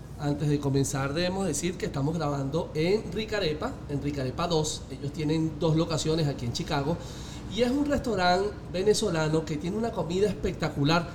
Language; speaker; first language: Spanish; native; Spanish